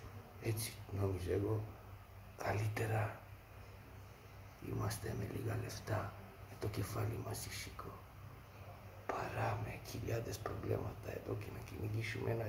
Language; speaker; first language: Greek; non-native, fluent; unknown